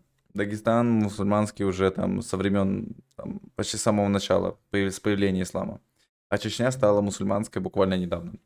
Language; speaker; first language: Russian; native; Russian